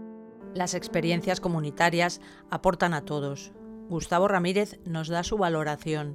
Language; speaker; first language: Spanish; native; Spanish